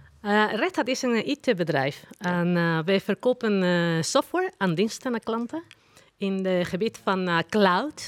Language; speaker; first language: Dutch; non-native, learner; Spanish